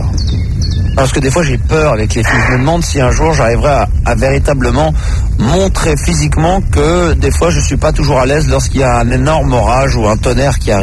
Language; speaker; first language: French; native; French